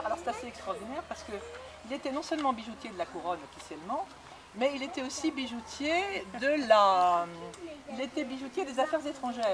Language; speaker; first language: French; native; French